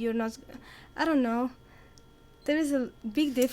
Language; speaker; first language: English; non-native, learner; Arabic